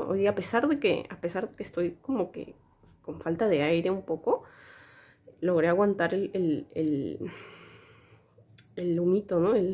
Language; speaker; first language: Spanish; native; Spanish